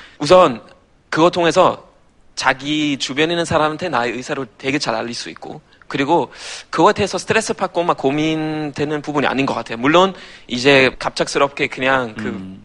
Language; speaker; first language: Korean; non-native, fluent; German